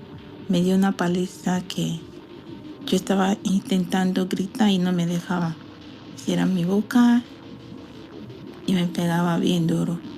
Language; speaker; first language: Spanish; non-native, learner; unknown